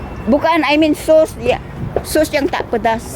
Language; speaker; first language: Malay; non-native, learner; Filipino